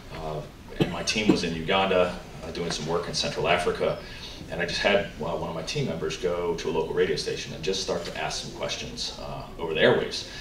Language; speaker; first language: English; native; English